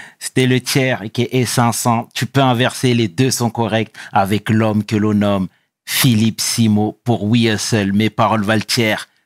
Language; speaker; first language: French; native; French